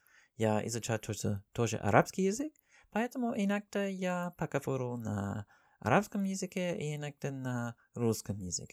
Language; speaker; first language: Russian; non-native, learner; English